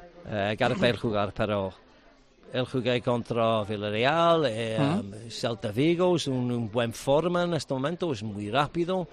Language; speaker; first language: Spanish; non-native, learner; English